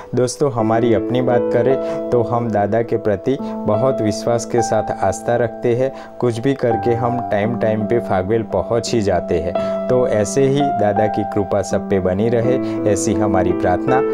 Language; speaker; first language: Hindi; non-native, local second language; Gujarati